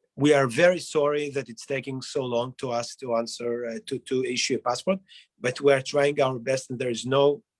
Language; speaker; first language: English; non-native, fluent; Hebrew